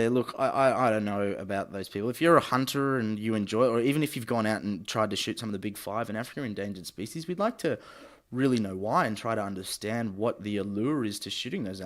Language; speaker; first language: English; native; English